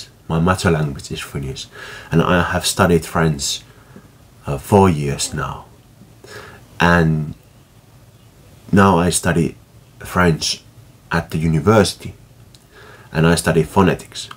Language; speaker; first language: English; non-native, fluent; Finnish